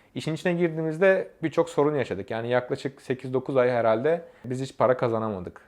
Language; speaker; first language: Turkish; native; Turkish